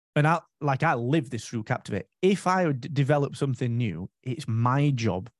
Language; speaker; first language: English; native; English